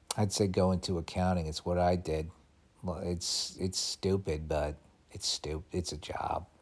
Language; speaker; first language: English; native; English